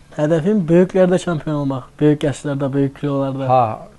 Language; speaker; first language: Turkish; early bilingual, other home language; Russian